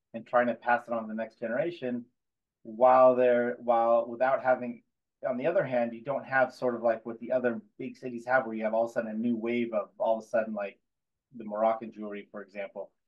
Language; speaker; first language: English; native; English